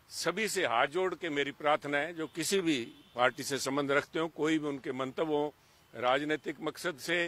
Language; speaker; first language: Hindi; native; Hindi